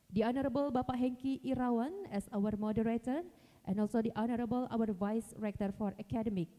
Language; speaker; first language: English; non-native, fluent; Indonesian